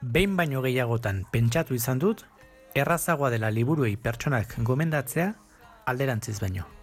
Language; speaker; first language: Basque; non-native, local second language; Spanish